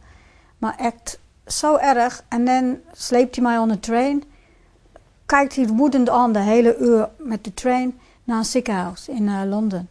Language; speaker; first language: Dutch; non-native, fluent; English